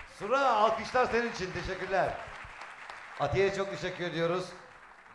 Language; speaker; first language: Turkish; native; Turkish